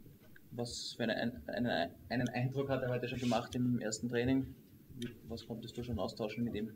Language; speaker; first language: German; native; German